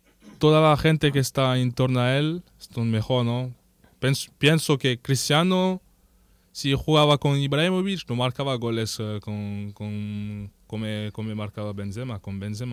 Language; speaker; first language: Spanish; non-native, learner; French